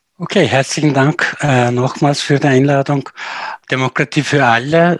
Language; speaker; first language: German; non-native, fluent; Turkish